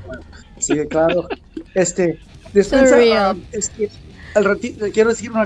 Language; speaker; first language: Spanish; early bilingual, heritage; English